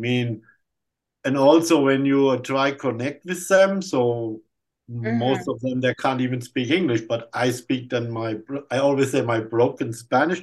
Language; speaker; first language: English; non-native, fluent; German